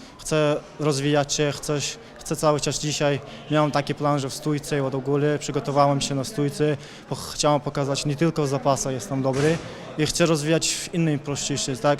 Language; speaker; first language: Polish; non-native, fluent; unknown